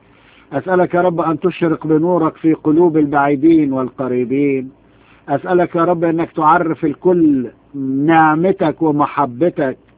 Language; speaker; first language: Arabic; native; Arabic